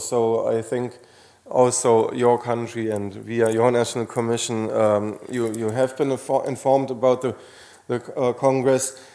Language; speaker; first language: English; non-native, fluent; Slovenian